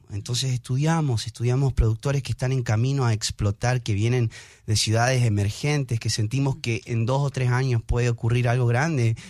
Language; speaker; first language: Spanish; native; Spanish